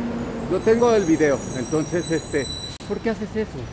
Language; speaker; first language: Spanish; native; Spanish